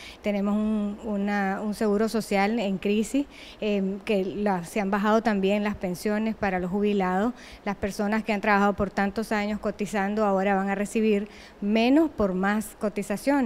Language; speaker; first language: Spanish; native; Spanish